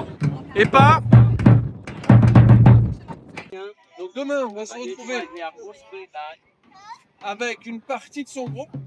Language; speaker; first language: French; native; French